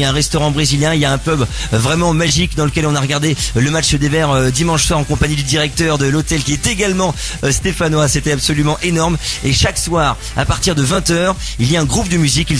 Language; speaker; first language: French; native; French